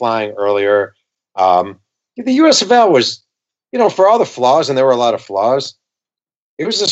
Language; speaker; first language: English; native; English